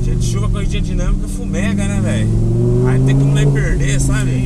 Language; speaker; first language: Portuguese; native; Portuguese